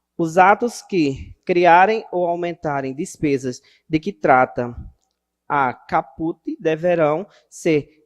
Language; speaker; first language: Portuguese; native; Portuguese